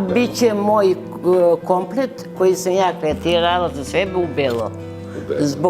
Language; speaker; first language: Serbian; early bilingual, other home language; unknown